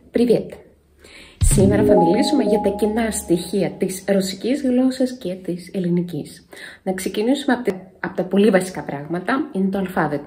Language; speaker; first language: Greek; non-native, fluent; Russian